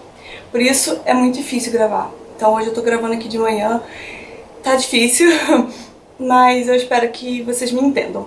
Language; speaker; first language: Portuguese; native; Portuguese